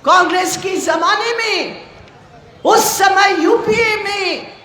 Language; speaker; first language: Hindi; non-native, local second language; Bangla